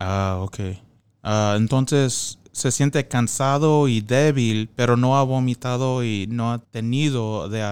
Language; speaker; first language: Spanish; non-native, fluent; English